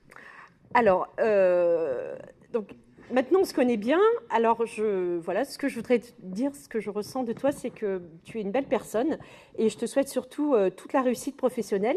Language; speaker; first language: French; native; French